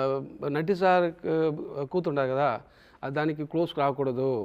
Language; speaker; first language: Telugu; non-native, local second language; Tamil